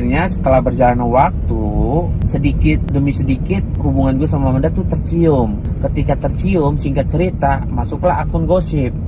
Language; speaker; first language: Indonesian; native; Indonesian